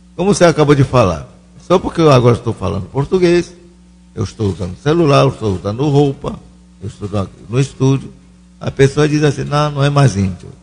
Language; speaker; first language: Portuguese; non-native, local second language; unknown